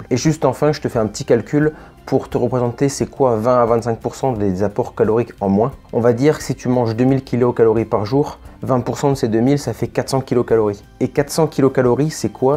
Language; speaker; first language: French; native; French